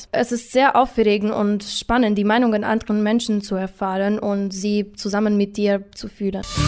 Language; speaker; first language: German; non-native, fluent; Romanian